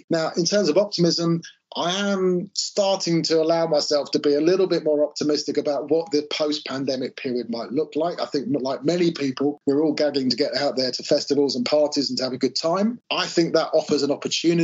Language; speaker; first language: English; native; English